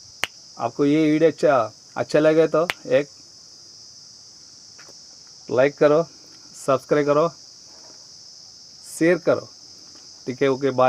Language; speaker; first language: Hindi; non-native, local second language; Telugu